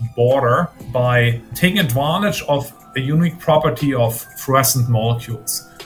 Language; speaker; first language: English; non-native, fluent; German